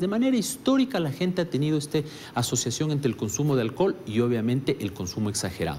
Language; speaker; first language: Spanish; native; Spanish